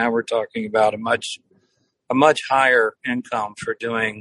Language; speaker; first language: English; native; English